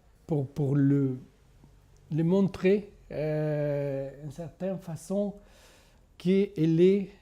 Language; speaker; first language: French; non-native, fluent; Spanish